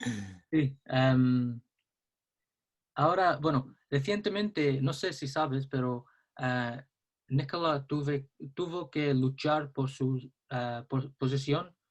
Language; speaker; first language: Spanish; non-native, learner; English